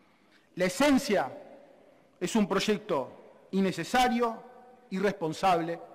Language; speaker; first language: Spanish; native; Spanish